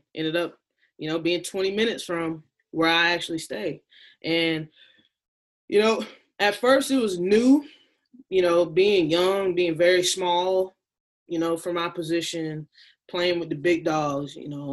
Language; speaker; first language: English; native; English